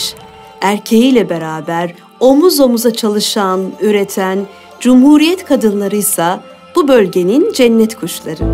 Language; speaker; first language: Turkish; native; Turkish